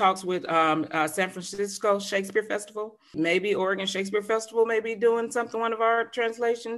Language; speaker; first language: English; native; English